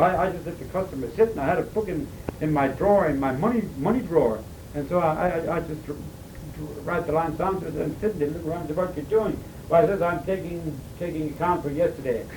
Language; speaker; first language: English; early bilingual, other home language; German